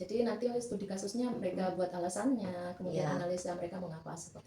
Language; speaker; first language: Indonesian; native; Indonesian